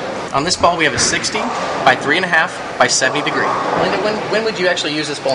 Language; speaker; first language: English; native; English